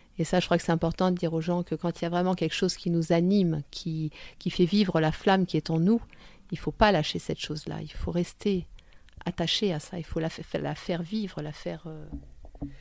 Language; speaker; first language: French; native; French